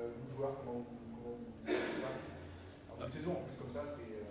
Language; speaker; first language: French; native; French